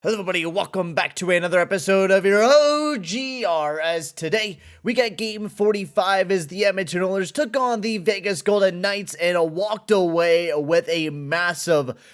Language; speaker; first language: English; native; English